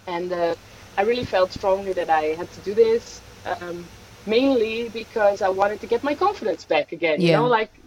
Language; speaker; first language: English; non-native, fluent; Dutch